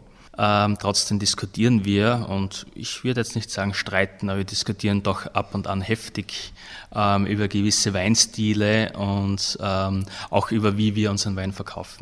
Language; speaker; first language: German; native; German